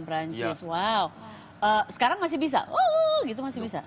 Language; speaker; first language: Indonesian; native; Indonesian